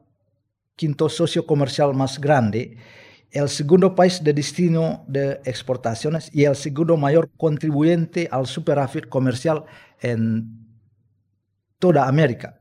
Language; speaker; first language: Spanish; non-native, fluent; Indonesian